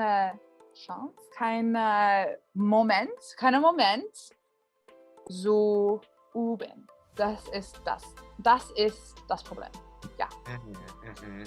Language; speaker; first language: German; non-native, learner; English